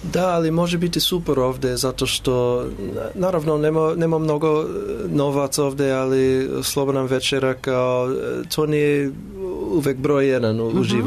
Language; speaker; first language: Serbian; non-native, learner; English